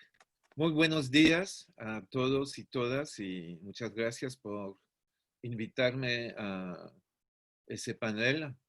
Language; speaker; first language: Spanish; non-native, fluent; French